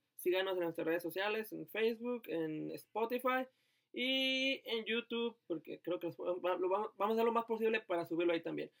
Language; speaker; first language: Spanish; native; Spanish